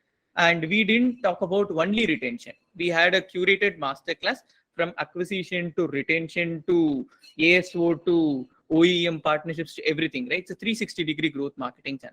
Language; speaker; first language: English; non-native, local second language; Tamil